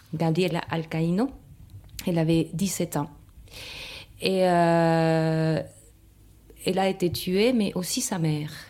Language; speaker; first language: French; non-native, fluent; Spanish